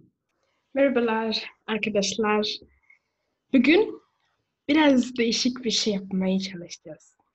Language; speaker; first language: Turkish; non-native, fluent; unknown